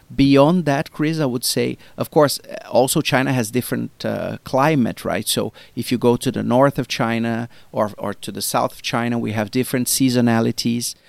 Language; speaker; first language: English; non-native, fluent; Portuguese